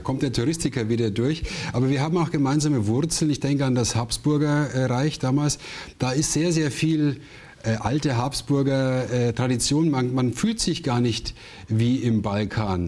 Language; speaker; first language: German; native; German